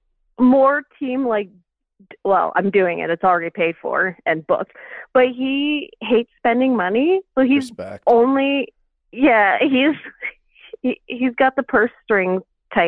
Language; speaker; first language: English; native; English